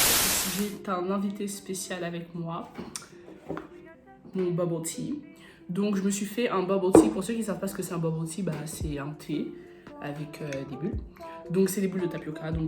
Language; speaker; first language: French; native; French